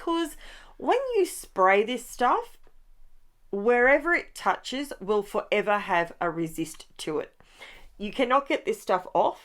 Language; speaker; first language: English; native; English